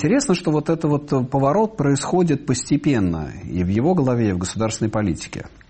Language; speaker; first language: Russian; native; Russian